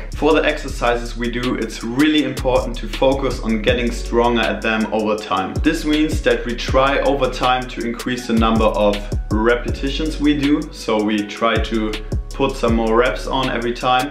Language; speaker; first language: English; non-native, fluent; German